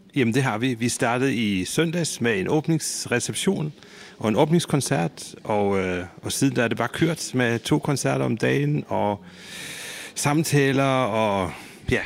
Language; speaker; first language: Danish; native; Danish